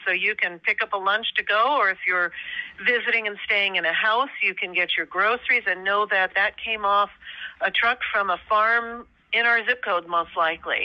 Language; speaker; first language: English; native; English